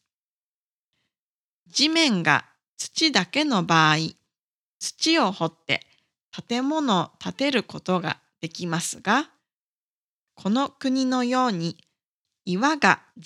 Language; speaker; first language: Japanese; native; Japanese